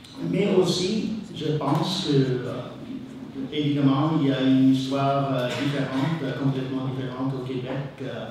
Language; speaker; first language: French; non-native, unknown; English